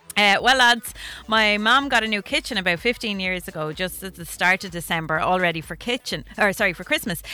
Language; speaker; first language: English; native; English